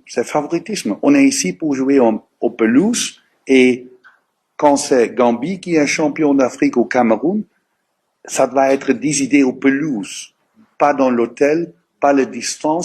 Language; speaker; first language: French; non-native, learner; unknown